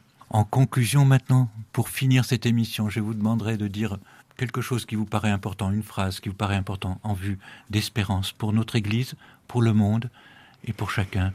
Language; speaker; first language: French; native; French